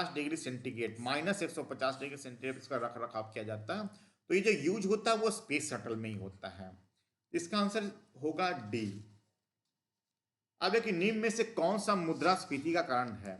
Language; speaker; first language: Hindi; native; Hindi